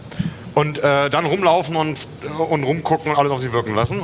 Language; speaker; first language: German; native; German